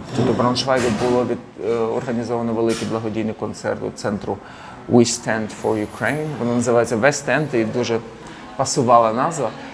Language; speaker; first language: Ukrainian; native; Ukrainian